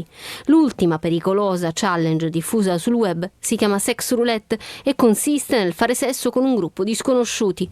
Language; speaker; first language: Italian; native; Italian